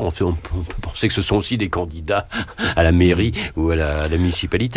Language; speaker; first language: French; native; French